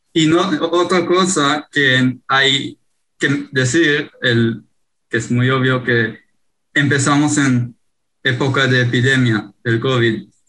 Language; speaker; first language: Spanish; non-native, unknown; Hebrew